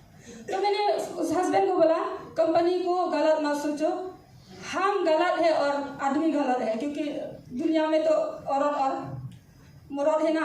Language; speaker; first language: Hindi; non-native, local second language; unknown